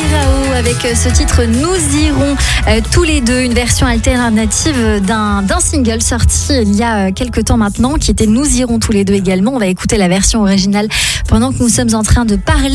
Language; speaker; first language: French; native; French